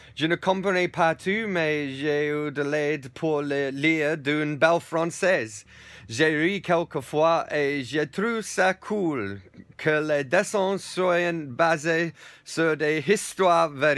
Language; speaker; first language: French; non-native, learner; English